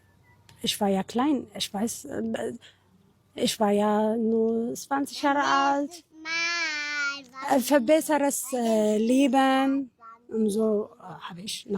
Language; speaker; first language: German; non-native, learner; Tigrinya